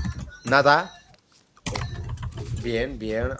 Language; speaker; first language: Spanish; non-native, learner; Turkish